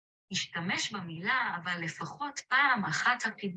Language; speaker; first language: Hebrew; non-native, learner; English